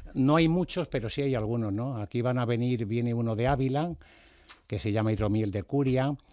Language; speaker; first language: Spanish; native; Spanish